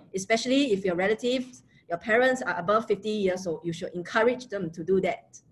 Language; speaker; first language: English; non-native, local second language; Chinese